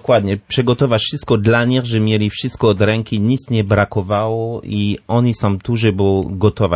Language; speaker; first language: Polish; non-native, learner; French